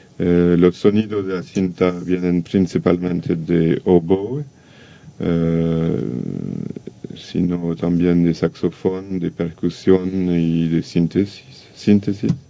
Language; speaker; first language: Spanish; non-native, learner; French